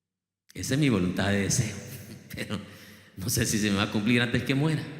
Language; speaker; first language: Spanish; native; Spanish